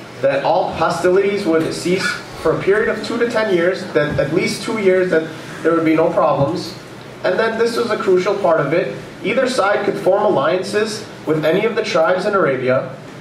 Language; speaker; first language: English; early bilingual, other home language; Urdu